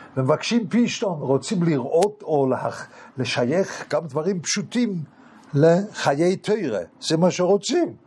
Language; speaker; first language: Hebrew; non-native, fluent; English